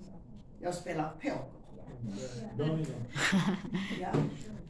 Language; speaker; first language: Swedish; non-native, learner; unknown